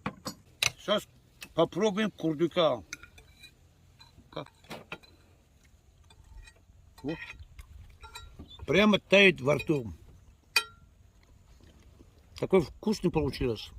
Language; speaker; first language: Russian; non-native, learner; Tajik